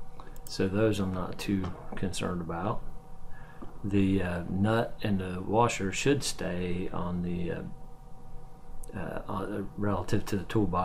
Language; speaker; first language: English; native; English